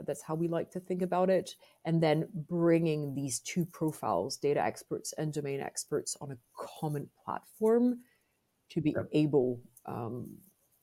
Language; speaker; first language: English; non-native, fluent; French